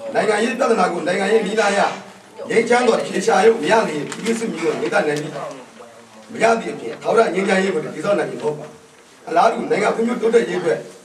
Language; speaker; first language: Burmese; non-native, local second language; Mon